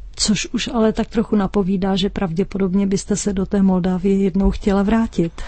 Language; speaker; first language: Czech; native; Czech